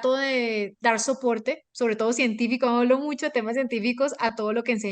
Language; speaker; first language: Spanish; native; Spanish